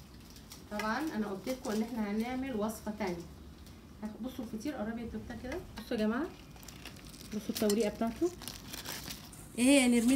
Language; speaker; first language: Arabic; native; Arabic